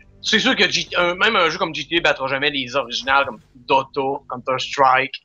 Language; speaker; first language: French; native; French